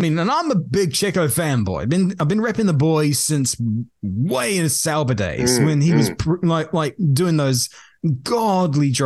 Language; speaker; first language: English; native; English